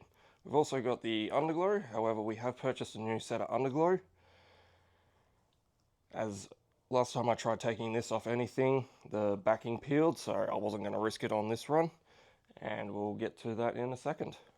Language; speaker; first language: English; native; English